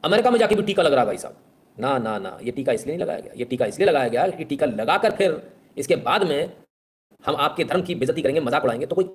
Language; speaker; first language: Hindi; native; Hindi